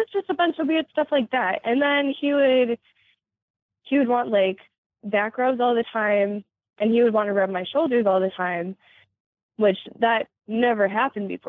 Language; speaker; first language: English; native; English